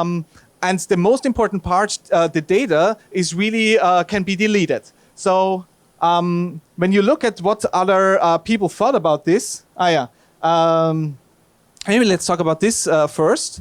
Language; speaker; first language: English; non-native, fluent; German